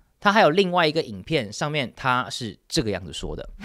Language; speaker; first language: Chinese; native; Chinese